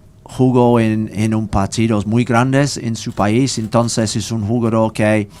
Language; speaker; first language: Spanish; non-native, learner; English